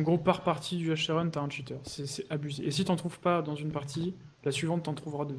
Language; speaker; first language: French; native; French